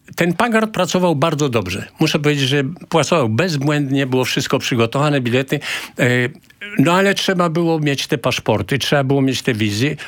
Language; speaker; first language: Polish; native; Polish